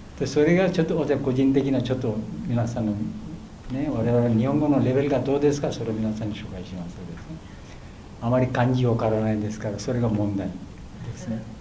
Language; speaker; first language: Japanese; non-native, learner; Bangla